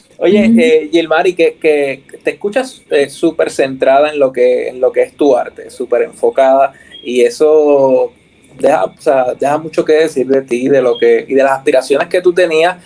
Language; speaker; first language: Spanish; native; Spanish